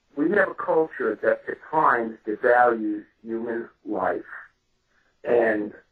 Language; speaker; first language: English; native; English